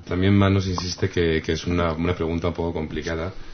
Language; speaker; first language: Spanish; native; Spanish